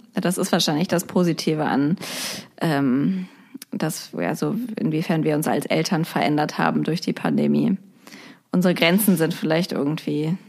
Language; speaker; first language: German; native; German